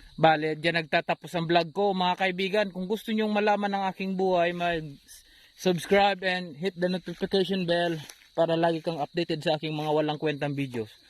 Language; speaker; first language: Filipino; non-native, local second language; Cebuano